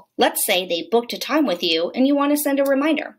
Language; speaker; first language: English; native; English